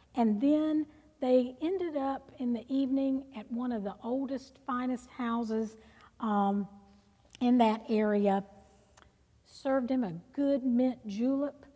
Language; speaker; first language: English; native; English